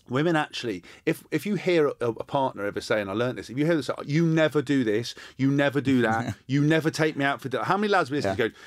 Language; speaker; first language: English; native; English